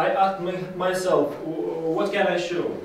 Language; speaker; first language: English; non-native, learner; Russian